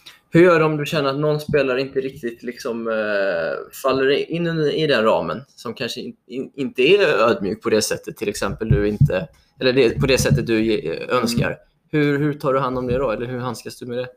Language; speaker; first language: Swedish; native; Swedish